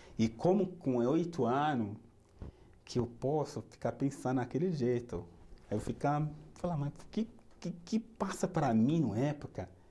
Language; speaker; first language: Portuguese; non-native, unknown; Yoruba